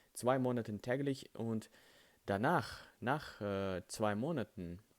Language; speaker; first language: German; non-native, learner; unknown